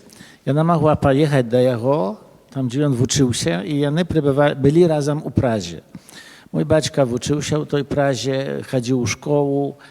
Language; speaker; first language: Polish; early bilingual, other home language; Belarusian